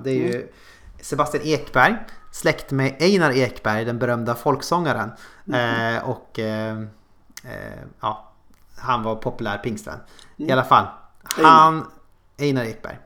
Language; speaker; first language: Swedish; native; Swedish